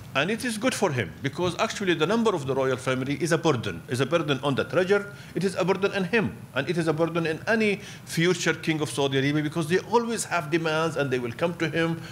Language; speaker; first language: English; non-native, fluent; Arabic